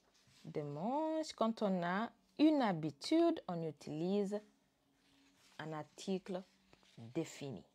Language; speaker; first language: French; non-native, fluent; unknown